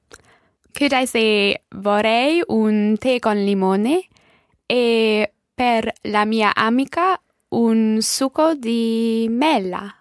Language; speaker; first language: Italian; non-native, learner; English